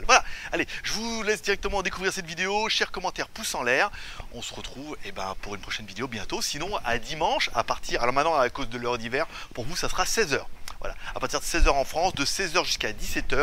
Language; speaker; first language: French; native; French